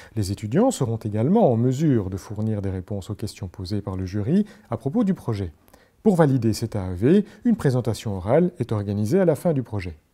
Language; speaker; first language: French; native; French